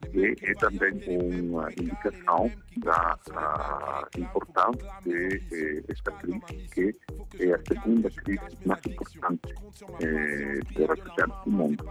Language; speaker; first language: Portuguese; non-native, fluent; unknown